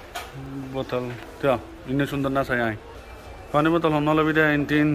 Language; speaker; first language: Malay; non-native, learner; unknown